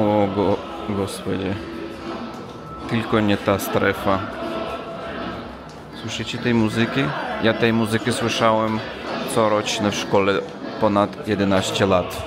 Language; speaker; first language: Polish; non-native, learner; Russian